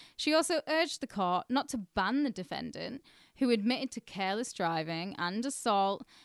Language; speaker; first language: English; early bilingual, other home language; Hindi